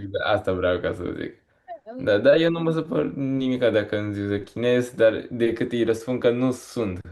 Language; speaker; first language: Romanian; early bilingual, heritage; Romanian